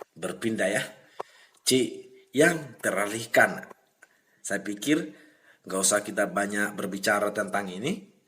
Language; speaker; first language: Indonesian; native; Indonesian